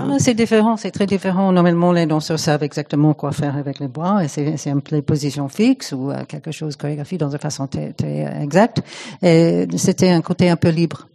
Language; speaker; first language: French; non-native, fluent; English